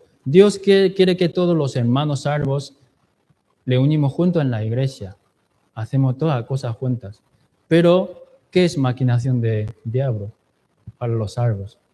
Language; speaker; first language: Spanish; non-native, fluent; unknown